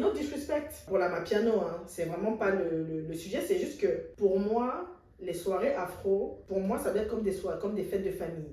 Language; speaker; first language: French; native; French